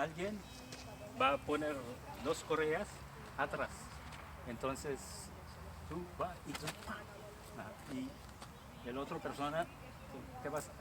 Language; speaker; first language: Spanish; non-native, learner; French